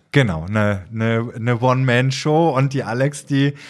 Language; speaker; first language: German; native; German